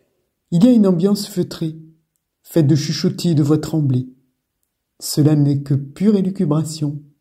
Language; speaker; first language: French; native; French